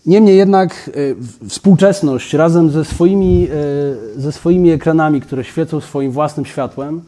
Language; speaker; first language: Polish; native; Polish